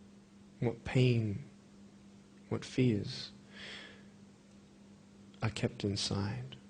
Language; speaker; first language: English; native; English